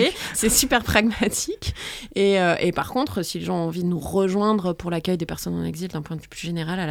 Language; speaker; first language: French; native; French